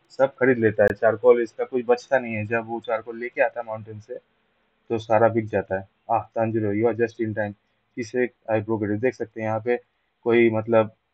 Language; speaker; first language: Hindi; non-native, local second language; Bangla